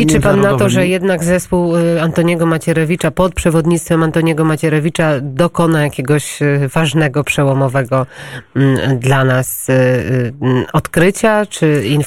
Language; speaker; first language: Polish; native; Polish